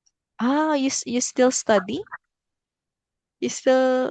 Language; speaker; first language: English; non-native, local second language; Filipino